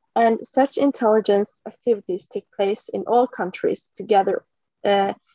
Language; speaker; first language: English; non-native, fluent; Norwegian